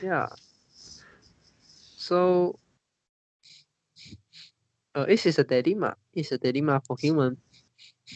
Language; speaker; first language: English; non-native, learner; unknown